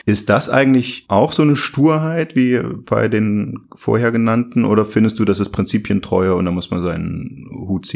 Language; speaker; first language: German; native; German